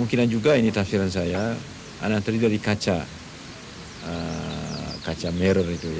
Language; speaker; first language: Indonesian; native; Indonesian